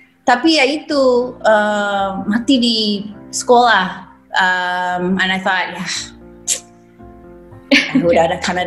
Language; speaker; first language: Indonesian; non-native, fluent; English